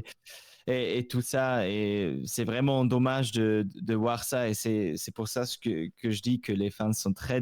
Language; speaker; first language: French; non-native, local second language; Swiss German